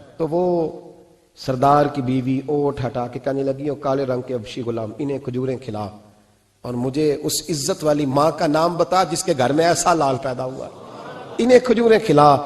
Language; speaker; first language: Urdu; non-native, local second language; Punjabi